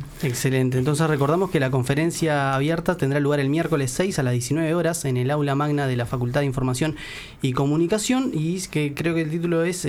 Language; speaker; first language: Spanish; native; Spanish